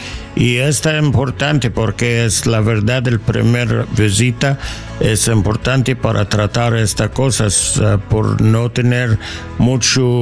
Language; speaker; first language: Spanish; non-native, learner; English